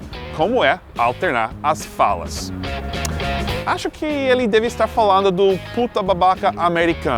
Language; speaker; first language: Portuguese; non-native, fluent; English